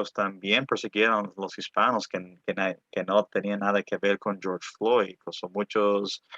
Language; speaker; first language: Spanish; early bilingual, other home language; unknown